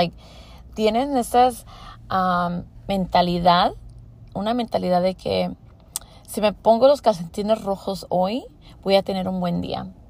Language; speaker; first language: Spanish; early bilingual, heritage; Spanish